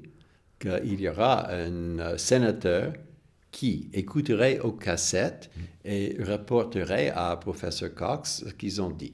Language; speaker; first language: French; non-native, fluent; English